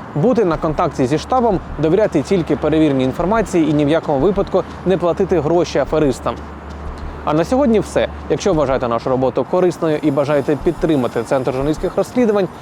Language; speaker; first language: Ukrainian; native; Ukrainian